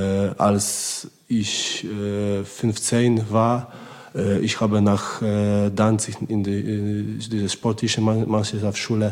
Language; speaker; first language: German; non-native, learner; Polish